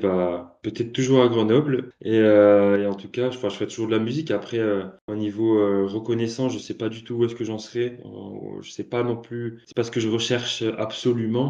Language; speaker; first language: French; native; French